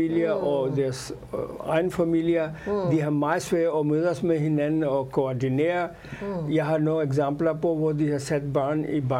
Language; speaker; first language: Danish; non-native, fluent; Urdu